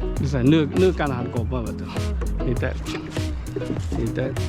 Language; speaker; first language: Swedish; non-native, fluent; Vietnamese